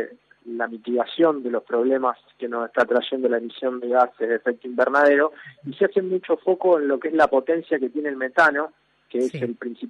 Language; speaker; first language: Spanish; native; Spanish